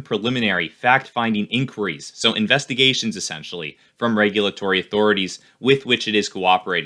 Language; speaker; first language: English; native; English